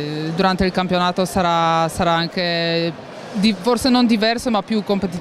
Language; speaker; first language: Italian; non-native, fluent; Polish